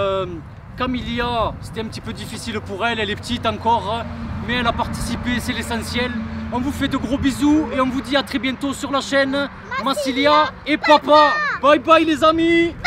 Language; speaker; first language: French; native; French